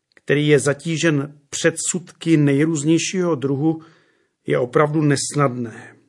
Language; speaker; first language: Czech; native; Czech